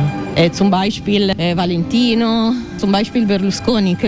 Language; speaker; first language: German; non-native, learner; Italian